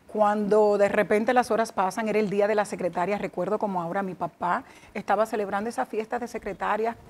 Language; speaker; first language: Spanish; native; Spanish